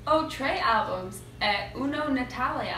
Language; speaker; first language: Italian; non-native, learner; English